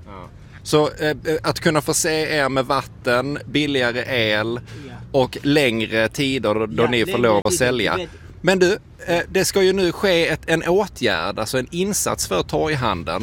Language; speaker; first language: Swedish; native; Swedish